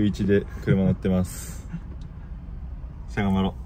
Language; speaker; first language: Japanese; native; Japanese